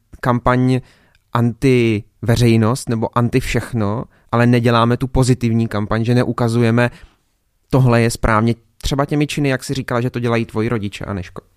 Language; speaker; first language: Czech; native; Czech